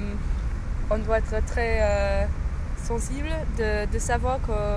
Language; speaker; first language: French; non-native, learner; English